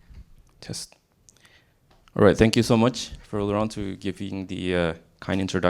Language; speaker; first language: English; non-native, fluent; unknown